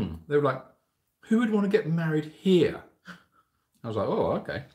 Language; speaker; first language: English; native; English